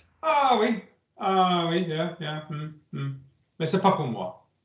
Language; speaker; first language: French; non-native, learner; English